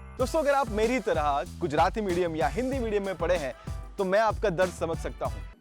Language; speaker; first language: Hindi; non-native, local second language; Gujarati